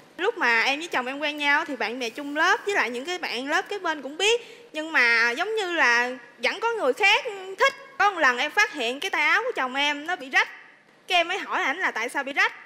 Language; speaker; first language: Vietnamese; native; Vietnamese